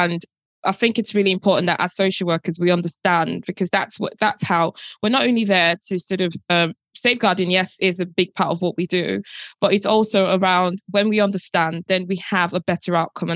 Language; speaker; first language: English; non-native, local second language; Yoruba